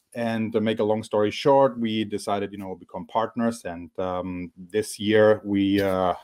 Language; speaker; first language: English; non-native, fluent; German